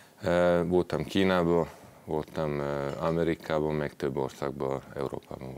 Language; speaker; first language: Hungarian; non-native, fluent; Serbian